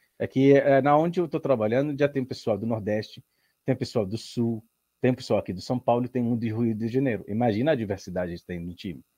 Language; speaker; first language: Portuguese; non-native, learner; Arabic